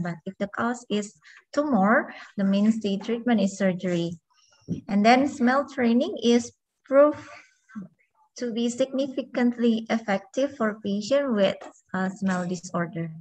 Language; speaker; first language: English; non-native, fluent; Indonesian